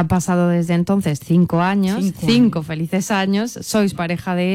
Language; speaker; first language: Spanish; native; Spanish